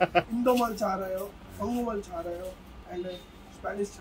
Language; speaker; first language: Korean; non-native, learner; Hindi